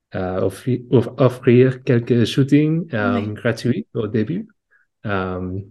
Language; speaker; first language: French; non-native, learner; English